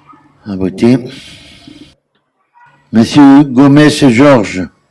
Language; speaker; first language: French; native; French